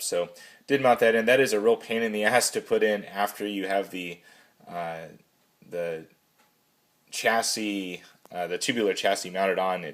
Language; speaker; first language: English; native; English